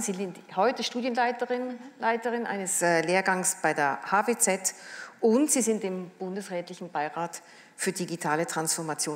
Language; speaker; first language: German; native; German